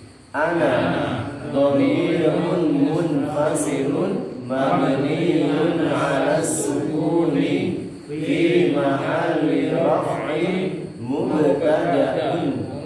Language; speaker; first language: Arabic; non-native, fluent; Indonesian